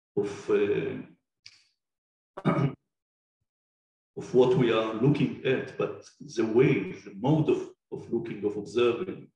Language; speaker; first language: English; non-native, fluent; Hebrew